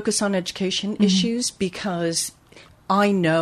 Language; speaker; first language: English; native; English